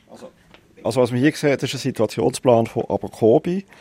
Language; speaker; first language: German; native; German